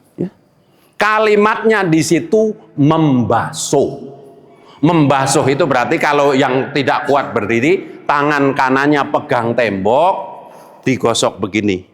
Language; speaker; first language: Indonesian; non-native, local second language; Javanese